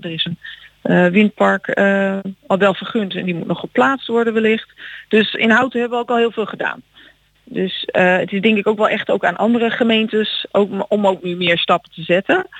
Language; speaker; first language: Dutch; native; Dutch